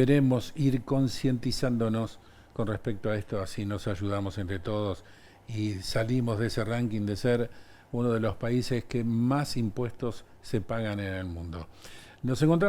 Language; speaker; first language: Spanish; native; Spanish